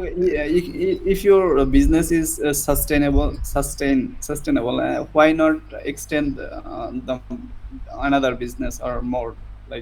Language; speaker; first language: English; non-native, learner; Bangla